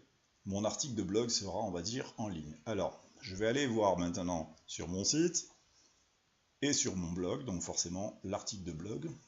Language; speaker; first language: French; native; French